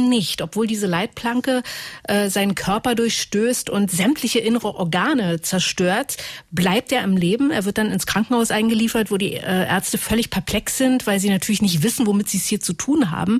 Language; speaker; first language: German; native; German